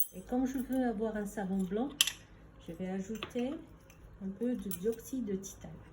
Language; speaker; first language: French; non-native, local second language; Arabic